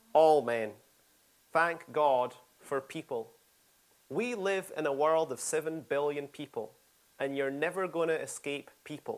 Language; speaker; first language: English; native; English